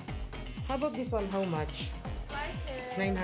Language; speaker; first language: English; non-native, local second language; Filipino